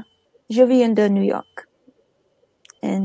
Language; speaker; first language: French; non-native, learner; English